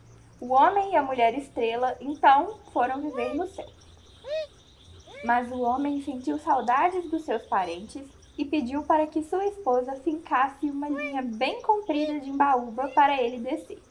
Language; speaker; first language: Portuguese; native; Portuguese